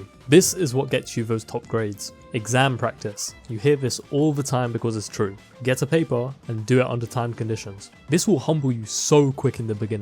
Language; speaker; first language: English; native; English